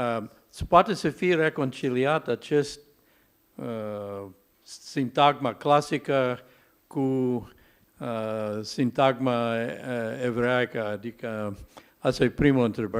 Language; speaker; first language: Romanian; non-native, learner; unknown